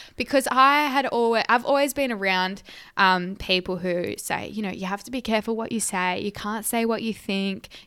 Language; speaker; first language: English; native; English